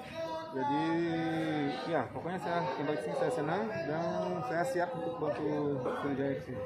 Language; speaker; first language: Indonesian; non-native, fluent; Portuguese